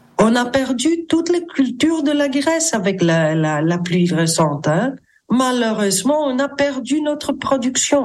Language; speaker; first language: French; non-native, fluent; Greek